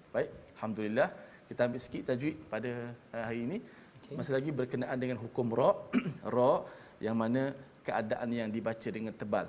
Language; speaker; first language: Malay; native; Malay